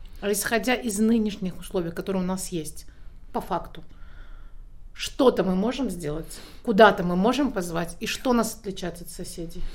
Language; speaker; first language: Russian; non-native, local second language; Tajik